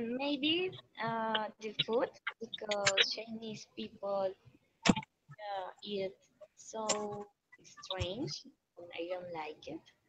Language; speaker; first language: English; non-native, learner; Spanish